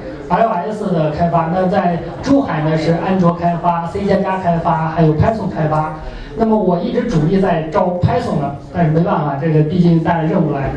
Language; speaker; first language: Chinese; native; Chinese